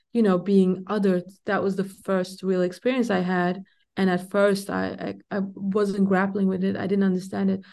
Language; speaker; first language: English; early bilingual, heritage; Danish